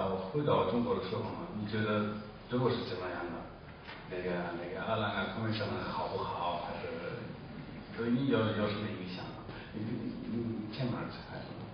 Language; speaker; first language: Chinese; non-native, learner; German